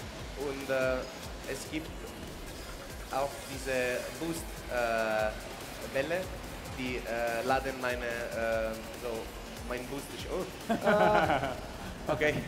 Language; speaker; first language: German; non-native, fluent; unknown